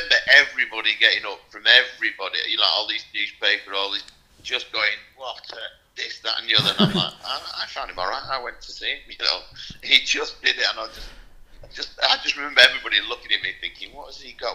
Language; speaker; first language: English; native; English